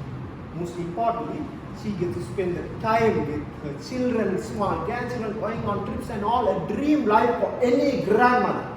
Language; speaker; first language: English; non-native, local second language; Sinhala